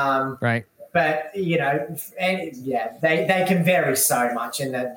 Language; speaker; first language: English; native; English